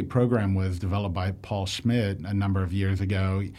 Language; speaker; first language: English; native; English